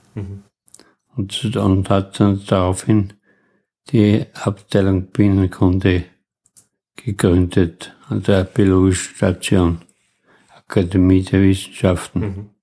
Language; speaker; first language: German; native; German